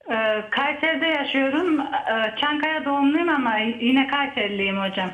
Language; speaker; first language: Turkish; native; Turkish